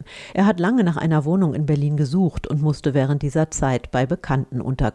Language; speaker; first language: German; native; German